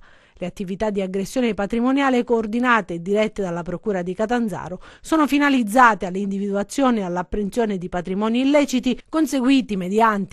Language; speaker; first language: Italian; native; Italian